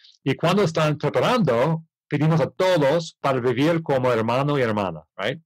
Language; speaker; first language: Spanish; non-native, learner; English